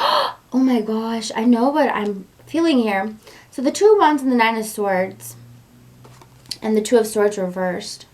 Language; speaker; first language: English; native; English